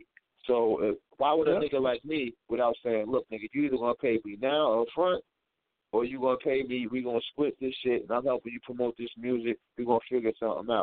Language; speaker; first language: English; native; English